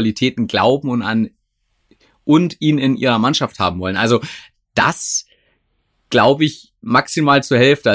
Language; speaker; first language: German; native; German